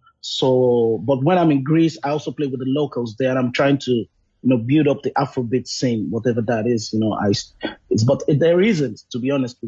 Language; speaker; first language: English; non-native, local second language; Yoruba